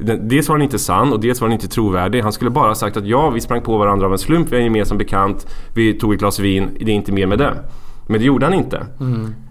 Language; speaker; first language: Swedish; native; Swedish